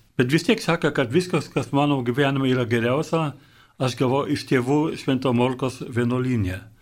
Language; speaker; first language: Lithuanian; non-native, fluent; German